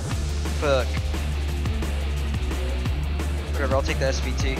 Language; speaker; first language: English; native; English